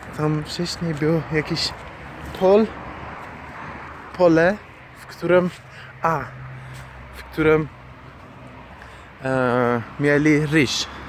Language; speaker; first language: Polish; non-native, learner; Persian